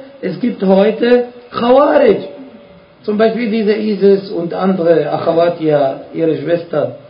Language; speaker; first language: German; non-native, fluent; Arabic